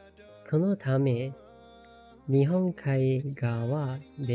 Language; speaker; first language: Japanese; non-native, learner; English